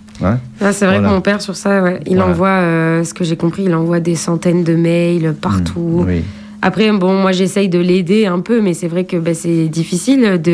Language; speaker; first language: French; native; French